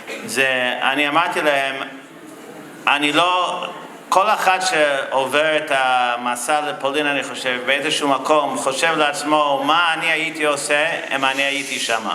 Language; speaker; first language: Hebrew; non-native, fluent; English